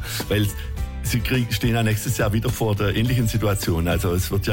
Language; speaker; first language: German; native; German